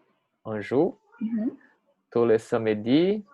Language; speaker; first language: French; non-native, learner; Portuguese